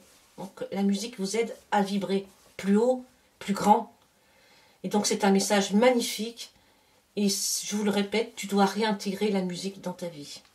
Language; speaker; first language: French; native; French